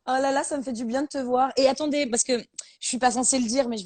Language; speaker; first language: French; native; French